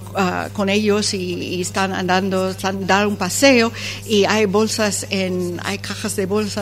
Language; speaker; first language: Spanish; non-native, fluent; English